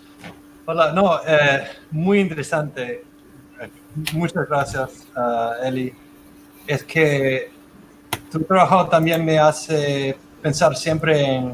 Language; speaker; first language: Spanish; non-native, fluent; English